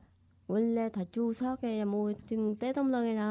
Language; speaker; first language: Korean; non-native, learner; Vietnamese